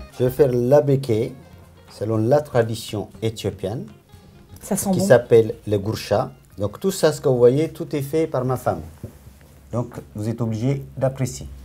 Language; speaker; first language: French; non-native, fluent; Amharic